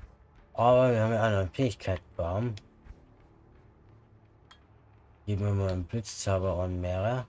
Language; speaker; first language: German; native; German